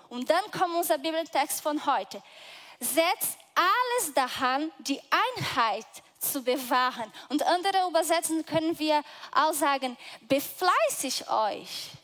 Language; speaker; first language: German; non-native, fluent; Portuguese